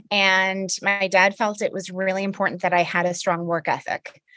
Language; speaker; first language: English; native; English